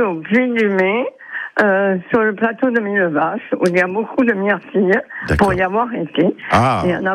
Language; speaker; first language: French; native; French